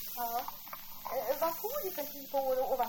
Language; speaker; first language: Swedish; native; Swedish